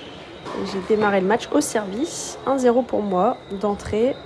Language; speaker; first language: French; native; French